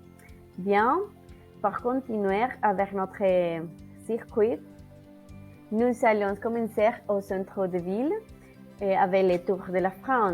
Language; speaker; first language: French; non-native, learner; Spanish